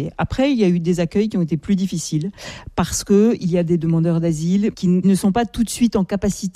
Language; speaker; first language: French; native; French